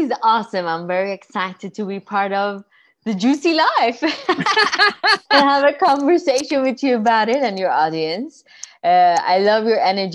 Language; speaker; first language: English; non-native, fluent; Persian